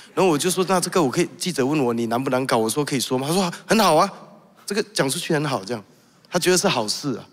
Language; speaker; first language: Chinese; native; Chinese